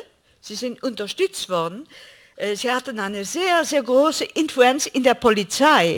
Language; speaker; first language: German; non-native, fluent; Greek